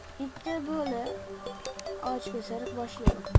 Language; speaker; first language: Turkish; native; Turkish